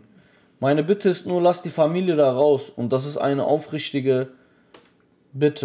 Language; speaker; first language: German; native; German